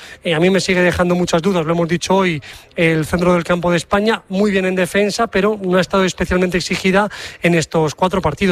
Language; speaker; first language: Spanish; native; Spanish